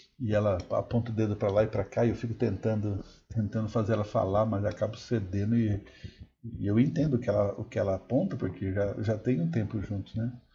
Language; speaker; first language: Portuguese; native; Portuguese